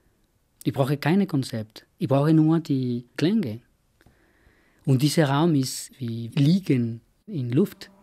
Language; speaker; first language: German; non-native, fluent; Spanish